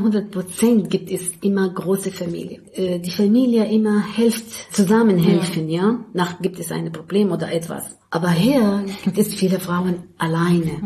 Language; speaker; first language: German; non-native, learner; Arabic